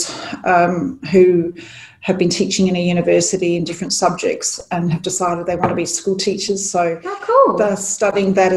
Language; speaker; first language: English; native; English